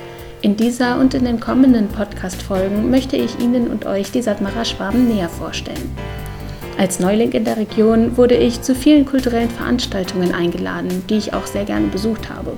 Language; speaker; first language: German; native; German